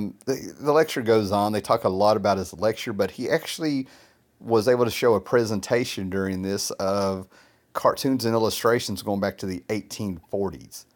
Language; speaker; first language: English; native; English